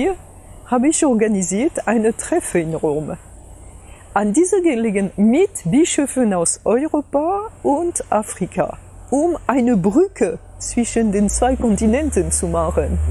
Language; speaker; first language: German; non-native, fluent; French